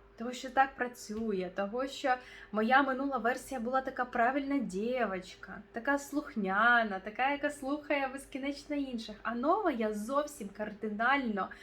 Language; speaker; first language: Ukrainian; non-native, local second language; Russian